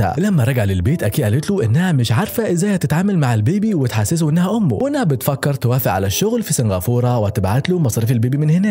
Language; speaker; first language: Arabic; native; Arabic